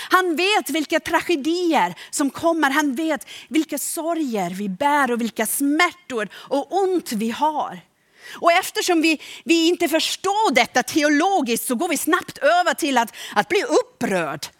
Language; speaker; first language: Swedish; non-native, fluent; German